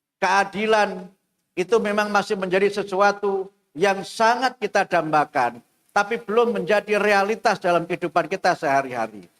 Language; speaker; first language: Indonesian; non-native, local second language; Javanese